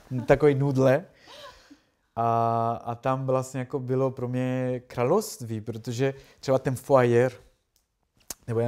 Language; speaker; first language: Czech; non-native, learner; Spanish